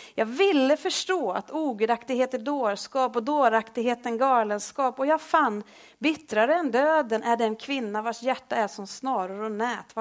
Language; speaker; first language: Swedish; native; Swedish